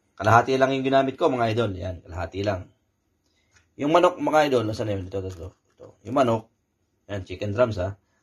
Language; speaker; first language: Filipino; native; Filipino